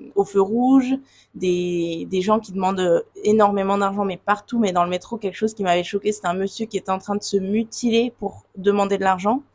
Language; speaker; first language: French; native; French